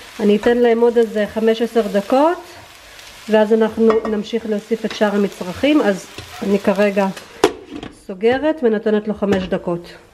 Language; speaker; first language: Hebrew; early bilingual, other home language; Russian